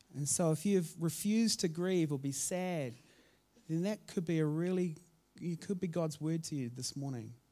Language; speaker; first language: English; native; English